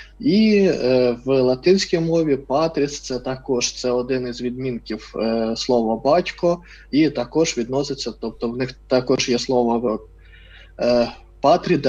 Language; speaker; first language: Ukrainian; non-native, fluent; Russian